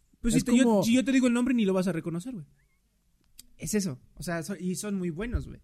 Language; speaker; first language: Spanish; native; Spanish